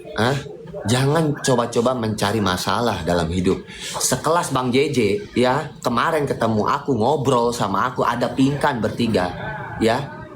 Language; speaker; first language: Indonesian; native; Indonesian